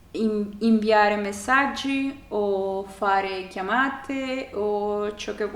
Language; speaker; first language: Italian; non-native, learner; Spanish